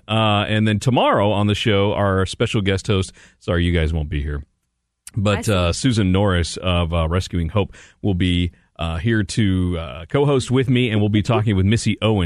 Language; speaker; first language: English; native; English